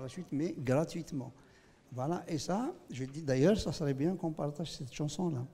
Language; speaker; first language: French; non-native, local second language; Kabyle